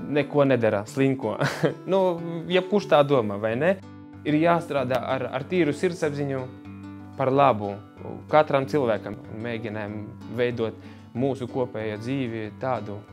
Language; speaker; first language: Latvian; native; Latvian